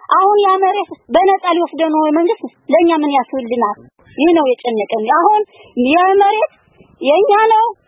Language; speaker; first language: Amharic; non-native, local second language; Tigrinya